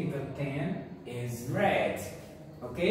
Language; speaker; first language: English; non-native, fluent; Portuguese